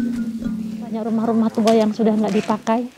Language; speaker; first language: Indonesian; native; Indonesian